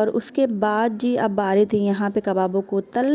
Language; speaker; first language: Hindi; native; Hindi